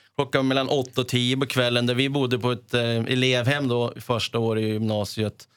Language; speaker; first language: Swedish; native; Swedish